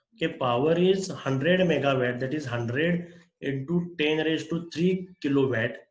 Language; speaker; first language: English; non-native, local second language; Marathi